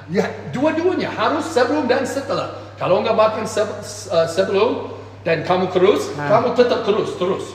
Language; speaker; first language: Indonesian; non-native, fluent; English